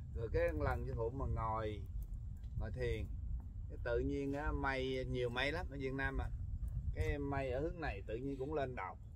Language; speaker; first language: Vietnamese; early bilingual, heritage; Vietnamese